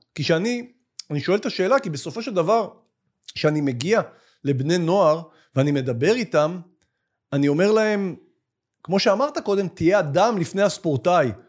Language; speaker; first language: Hebrew; native; Hebrew